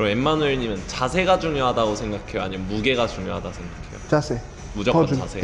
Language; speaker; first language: Korean; native; Korean